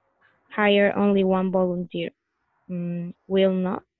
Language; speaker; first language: English; non-native, learner; Spanish